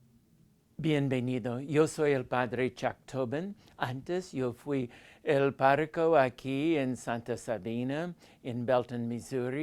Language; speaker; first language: Spanish; non-native, fluent; English